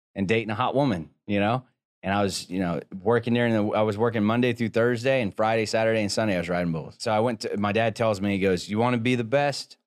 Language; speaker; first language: English; native; English